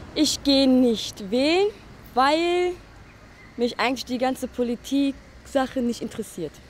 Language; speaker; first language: German; early bilingual, other home language; Turkish